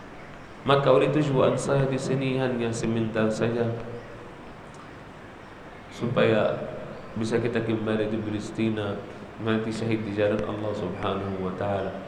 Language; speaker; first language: Indonesian; non-native, learner; Arabic